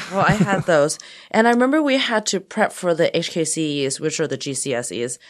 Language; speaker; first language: English; non-native, local second language; Cantonese